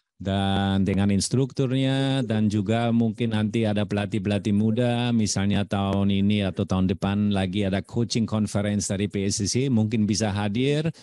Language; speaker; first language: Indonesian; non-native, fluent; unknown